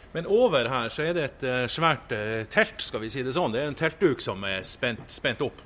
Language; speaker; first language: Norwegian; native; Norwegian